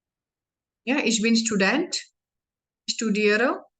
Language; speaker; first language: German; non-native, learner; Hindi